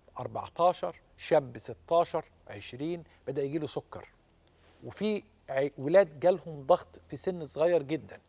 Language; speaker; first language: Arabic; native; Arabic